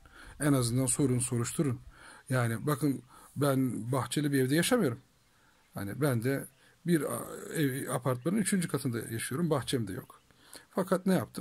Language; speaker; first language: Turkish; native; Turkish